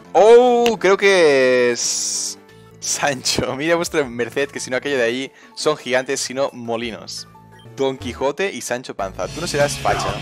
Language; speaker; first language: Spanish; native; Spanish